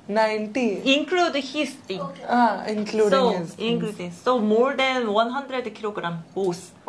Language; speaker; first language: English; non-native, learner; Korean